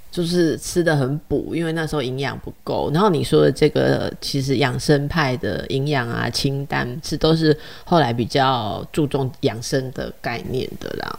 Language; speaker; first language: Chinese; native; Chinese